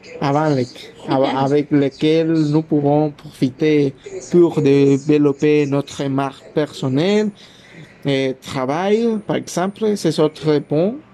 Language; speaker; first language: French; non-native, learner; Spanish